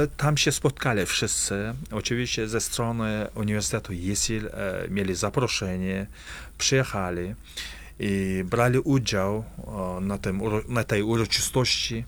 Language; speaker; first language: Polish; non-native, fluent; Kazakh